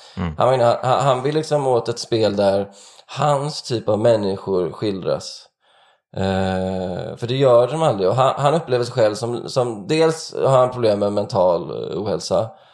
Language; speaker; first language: Swedish; native; Swedish